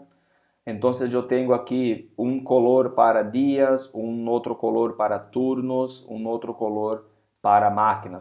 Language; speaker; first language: Spanish; non-native, fluent; Portuguese